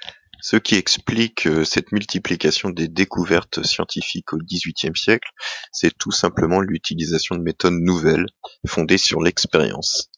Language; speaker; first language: French; native; French